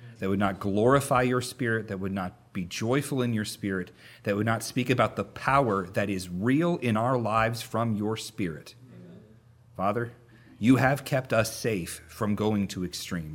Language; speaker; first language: English; native; English